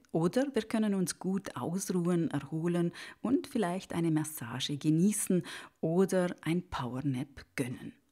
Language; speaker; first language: German; native; German